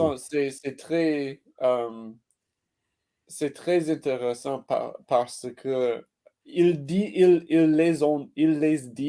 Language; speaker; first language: French; non-native, learner; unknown